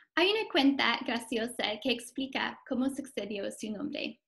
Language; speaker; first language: Spanish; non-native, fluent; English